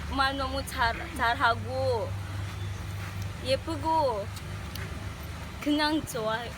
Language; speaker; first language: Korean; non-native, learner; Indonesian